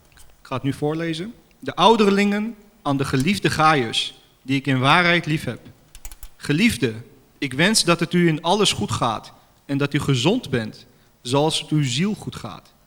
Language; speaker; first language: Dutch; non-native, fluent; Armenian